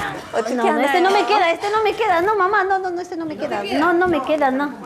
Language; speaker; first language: Spanish; native; Spanish